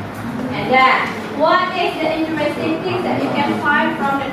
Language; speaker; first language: English; non-native, fluent; Indonesian